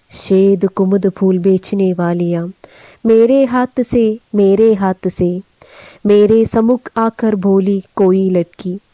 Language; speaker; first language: Hindi; non-native, local second language; Malayalam